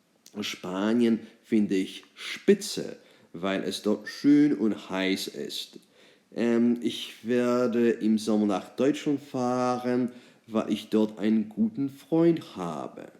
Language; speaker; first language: German; non-native, fluent; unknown